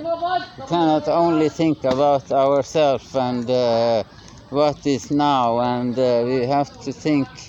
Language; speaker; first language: English; non-native, learner; Norwegian